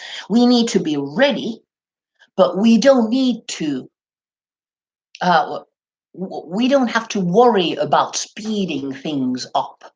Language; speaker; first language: English; non-native, fluent; Finnish